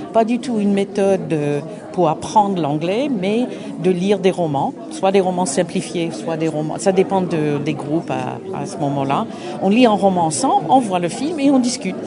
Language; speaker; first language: French; non-native, fluent; English